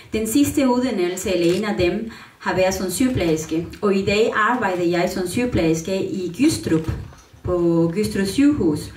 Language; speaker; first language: Danish; non-native, learner; Spanish